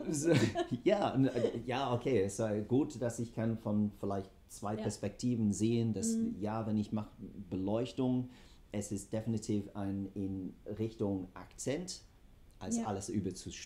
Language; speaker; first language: German; non-native, fluent; English